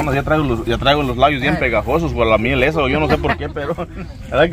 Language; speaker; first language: Spanish; native; Spanish